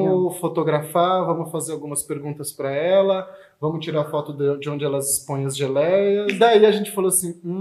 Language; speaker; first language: Portuguese; native; Portuguese